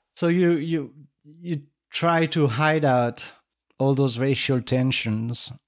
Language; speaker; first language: English; non-native, fluent; French